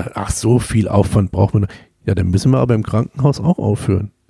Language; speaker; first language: German; native; German